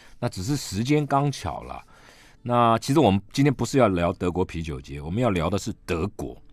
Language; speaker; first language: Chinese; native; Chinese